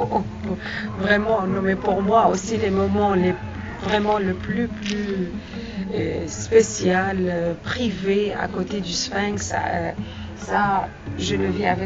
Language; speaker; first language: French; non-native, fluent; Arabic